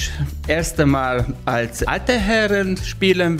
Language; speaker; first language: German; non-native, learner; Hungarian